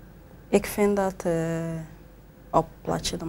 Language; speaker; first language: Dutch; non-native, learner; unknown